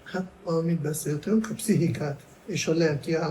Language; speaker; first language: Hungarian; non-native, fluent; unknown